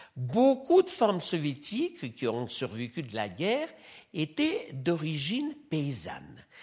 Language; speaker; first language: French; non-native, fluent; Russian